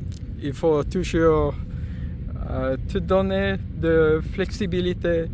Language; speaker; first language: French; non-native, fluent; English